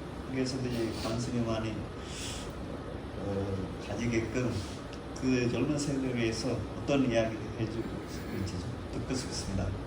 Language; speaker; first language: Korean; non-native, fluent; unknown